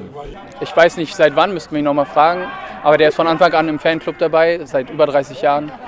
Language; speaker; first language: German; native; German